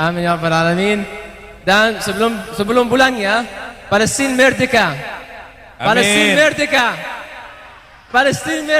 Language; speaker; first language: Indonesian; non-native, fluent; Arabic